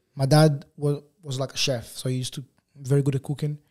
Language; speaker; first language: English; non-native, fluent; Portuguese